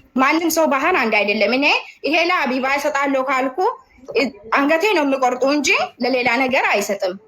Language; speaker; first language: Amharic; non-native, local second language; Oromo